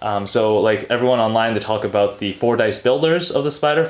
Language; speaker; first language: English; native; English